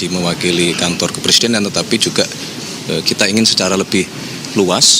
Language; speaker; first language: Indonesian; native; Indonesian